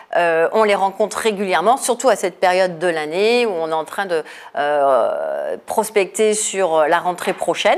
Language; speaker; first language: French; native; French